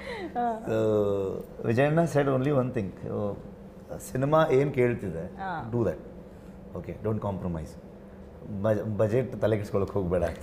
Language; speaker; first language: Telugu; non-native, learner; Kannada